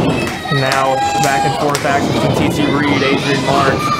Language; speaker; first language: English; native; English